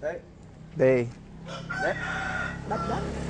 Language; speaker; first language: English; non-native, learner; German